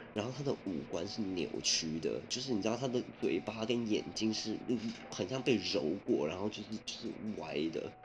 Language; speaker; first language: Chinese; early bilingual, other home language; Min Nan Chinese